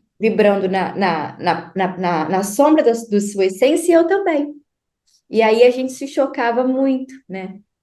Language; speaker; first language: Portuguese; native; Portuguese